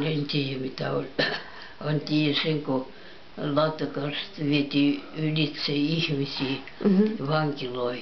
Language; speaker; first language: Finnish; early bilingual, heritage; Finnish